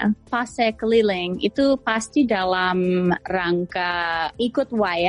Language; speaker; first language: Indonesian; non-native, fluent; English